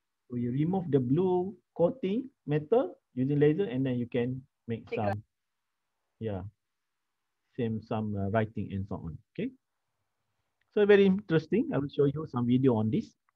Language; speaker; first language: English; non-native, local second language; Malay